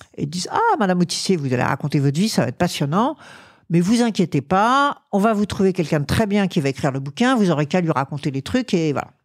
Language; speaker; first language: French; native; French